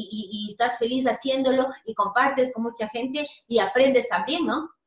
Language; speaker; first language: Spanish; native; Spanish